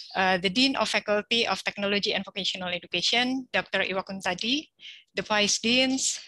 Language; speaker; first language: English; non-native, fluent; Indonesian